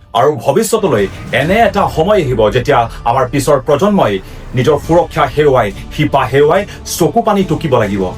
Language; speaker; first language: Assamese; non-native, local second language; Karbi